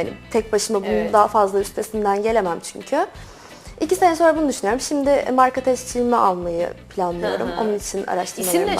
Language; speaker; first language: Turkish; native; Turkish